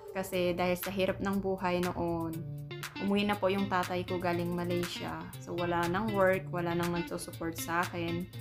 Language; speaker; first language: Filipino; non-native, local second language; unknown